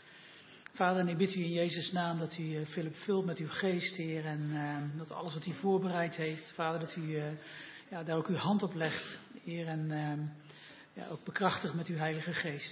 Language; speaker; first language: Dutch; native; Dutch